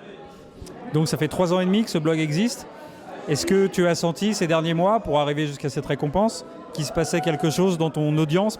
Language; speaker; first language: French; native; French